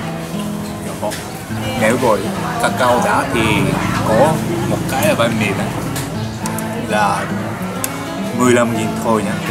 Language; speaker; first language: Vietnamese; non-native, learner; Japanese